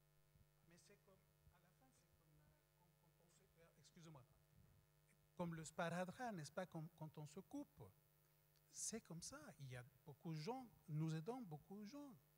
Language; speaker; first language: French; non-native, fluent; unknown